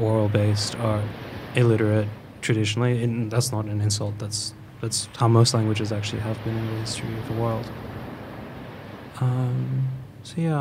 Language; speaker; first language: English; non-native, fluent; Persian